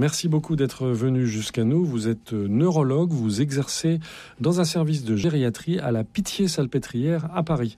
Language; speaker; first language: French; native; French